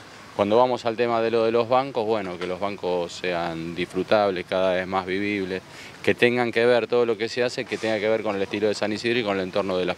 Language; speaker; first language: Spanish; native; Spanish